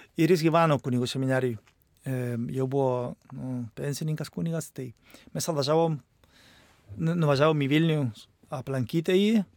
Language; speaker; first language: Lithuanian; non-native, fluent; Spanish